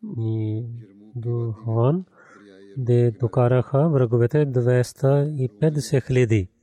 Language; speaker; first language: Bulgarian; non-native, learner; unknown